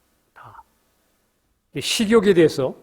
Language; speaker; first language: Korean; native; Korean